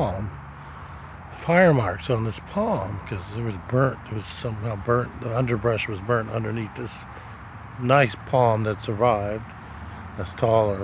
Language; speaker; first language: English; native; English